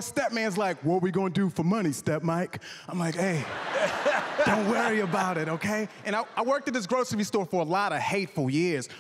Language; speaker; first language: English; native; English